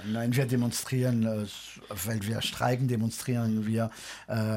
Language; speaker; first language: German; non-native, fluent; French